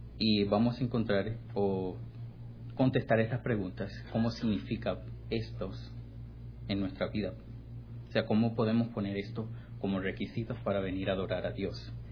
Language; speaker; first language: Spanish; non-native, fluent; English